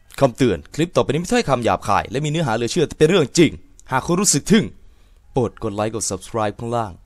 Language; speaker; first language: Thai; native; Thai